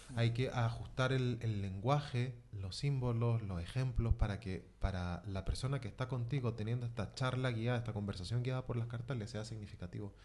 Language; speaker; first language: Spanish; native; Spanish